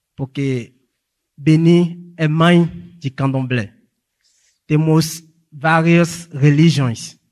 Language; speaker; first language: Portuguese; non-native, fluent; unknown